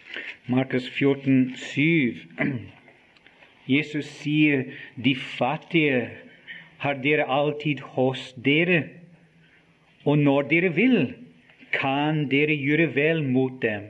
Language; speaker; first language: Norwegian; non-native, fluent; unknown